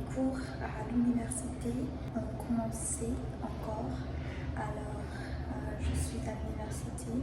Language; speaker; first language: French; non-native, learner; English